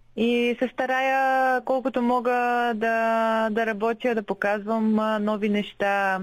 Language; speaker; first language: Bulgarian; native; Bulgarian